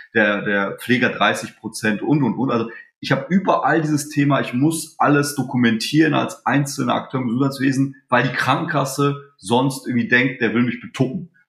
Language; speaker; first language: German; early bilingual, other home language; Polish